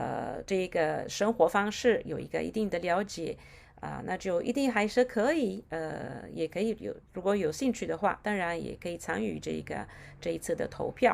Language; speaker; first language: Chinese; non-native, fluent; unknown